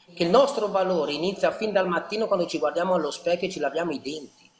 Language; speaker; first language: Italian; native; Italian